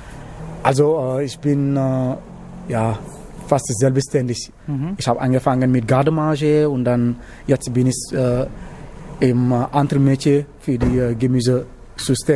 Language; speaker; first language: German; non-native, learner; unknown